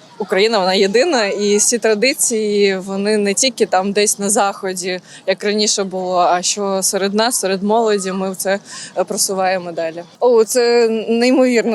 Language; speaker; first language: Ukrainian; non-native, local second language; Russian